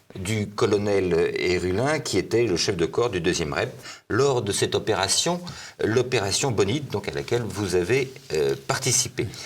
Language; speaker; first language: French; native; French